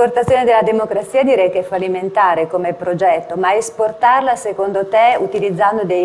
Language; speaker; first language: Italian; native; Italian